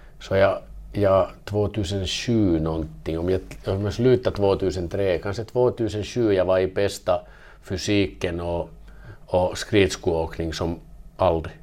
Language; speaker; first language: Swedish; non-native, learner; Finnish